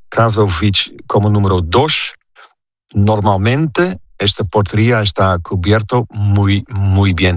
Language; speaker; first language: Spanish; non-native, fluent; Dutch